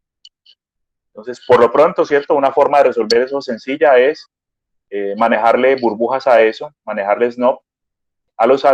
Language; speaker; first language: Spanish; native; Spanish